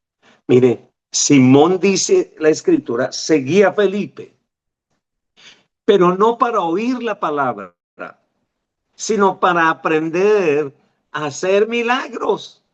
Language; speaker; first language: Spanish; native; Spanish